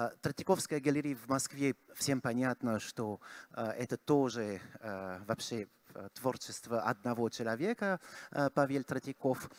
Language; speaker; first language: Russian; non-native, fluent; French